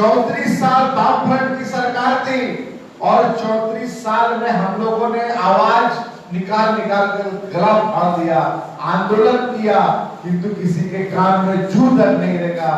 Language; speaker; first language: Hindi; native; Hindi